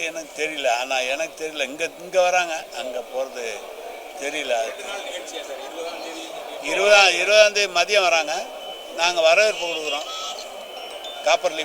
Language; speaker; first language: Tamil; native; Tamil